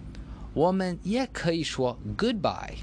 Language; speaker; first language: Chinese; non-native, learner; English